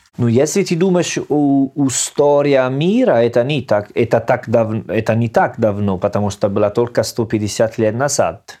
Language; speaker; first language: Russian; non-native, learner; Italian